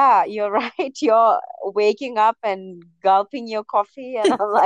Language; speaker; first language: English; non-native, local second language; Sinhala